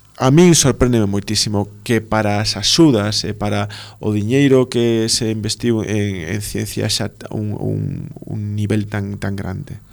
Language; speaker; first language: Galician; non-native, local second language; Spanish